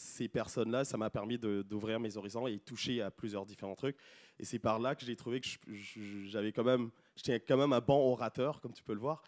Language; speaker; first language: French; non-native, local second language; Lingala